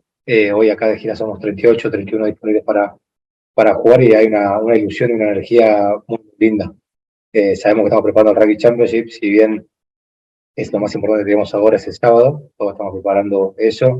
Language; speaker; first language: Spanish; native; Spanish